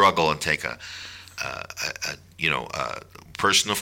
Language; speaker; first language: English; native; English